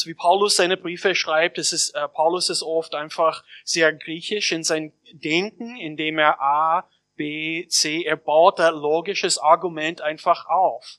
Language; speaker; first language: German; non-native, fluent; English